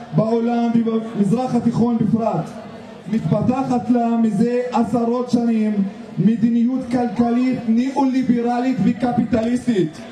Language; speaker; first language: Hebrew; non-native, local second language; Arabic